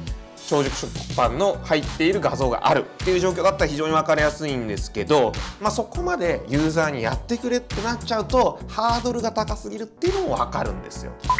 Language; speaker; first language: Japanese; native; Japanese